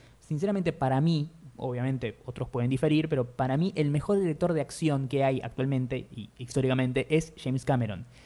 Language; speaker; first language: Spanish; native; Spanish